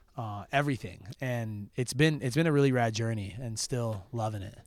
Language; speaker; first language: English; native; English